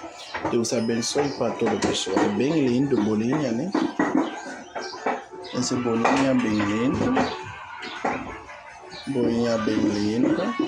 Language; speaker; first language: Portuguese; non-native, learner; Haitian Creole